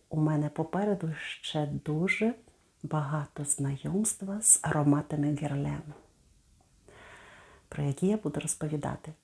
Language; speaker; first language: Ukrainian; native; Ukrainian